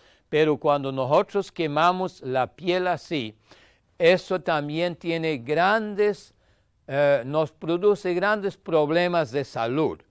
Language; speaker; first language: Spanish; non-native, fluent; German